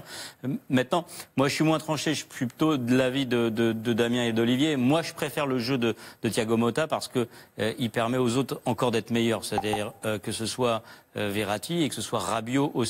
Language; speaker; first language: French; native; French